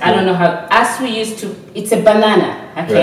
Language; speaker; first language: English; non-native, local second language; Swahili